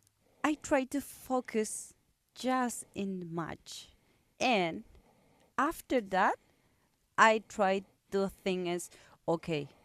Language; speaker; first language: English; non-native, learner; Spanish